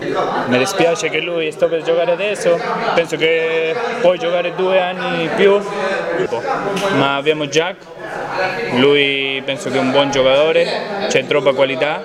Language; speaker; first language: Italian; non-native, learner; Spanish